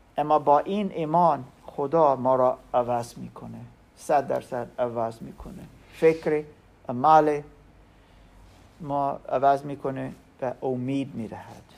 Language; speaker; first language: Persian; non-native, learner; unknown